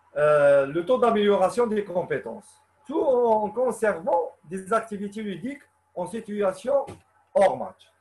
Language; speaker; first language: French; non-native, local second language; Arabic